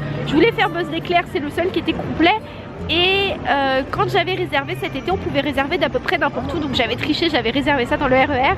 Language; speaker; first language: French; native; French